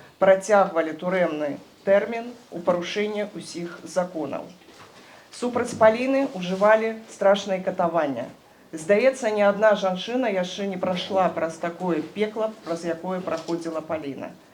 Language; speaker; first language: Belarusian; non-native, local second language; Russian